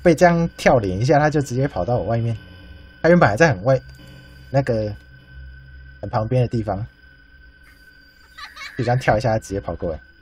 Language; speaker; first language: Chinese; native; Chinese